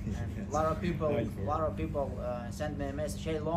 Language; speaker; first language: English; non-native, learner; Ukrainian